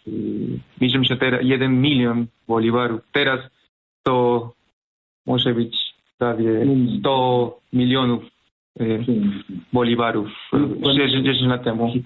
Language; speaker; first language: Polish; non-native, fluent; Spanish